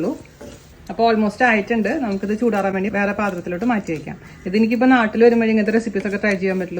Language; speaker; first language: Malayalam; native; Malayalam